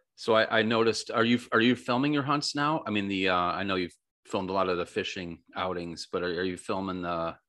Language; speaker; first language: English; native; English